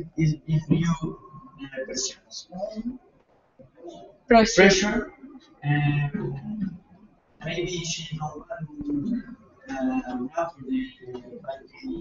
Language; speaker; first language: English; non-native, learner; Spanish